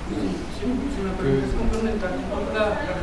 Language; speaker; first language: Spanish; native; Spanish